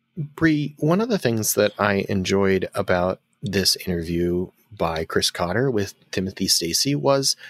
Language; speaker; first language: English; native; English